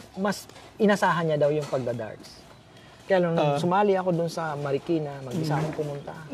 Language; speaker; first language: Filipino; non-native, local second language; Bikol